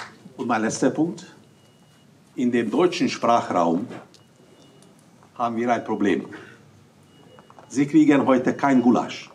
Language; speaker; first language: German; non-native, fluent; Hungarian